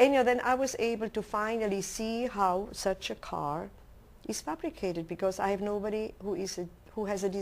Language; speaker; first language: English; non-native, local second language; German